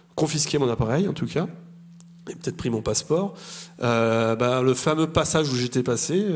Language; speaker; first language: French; native; French